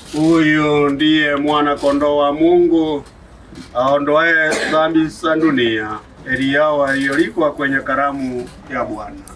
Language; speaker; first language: Swahili; non-native, local second language; Embu